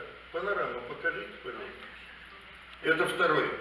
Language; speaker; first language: Russian; native; Russian